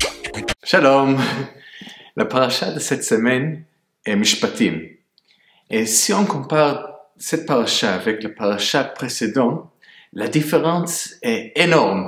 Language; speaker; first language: French; non-native, fluent; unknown